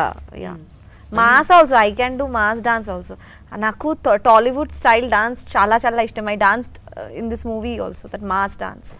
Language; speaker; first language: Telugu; non-native, learner; Bangla